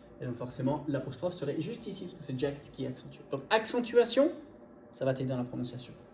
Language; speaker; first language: French; native; French